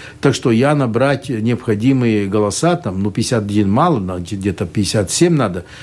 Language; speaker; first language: Russian; non-native, local second language; Latvian